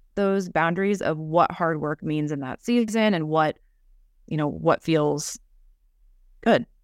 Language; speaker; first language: English; native; English